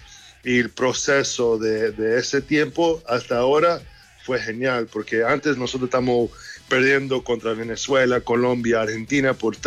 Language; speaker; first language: Spanish; early bilingual, heritage; English